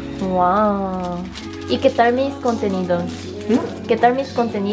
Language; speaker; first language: Spanish; non-native, learner; Korean